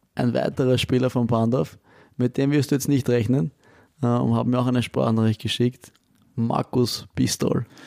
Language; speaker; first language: German; native; German